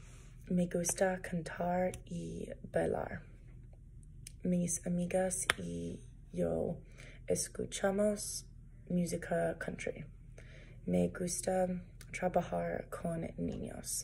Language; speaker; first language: Spanish; non-native, learner; English